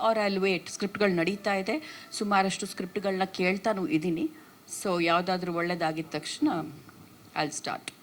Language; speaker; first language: Kannada; non-native, local second language; Tulu